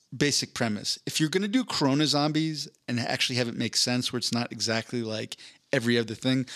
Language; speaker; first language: English; native; English